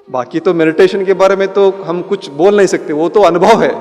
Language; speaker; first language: Hindi; non-native, local second language; Kannada